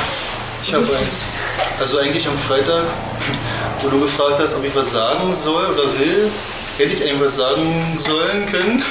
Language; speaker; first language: German; early bilingual, other home language; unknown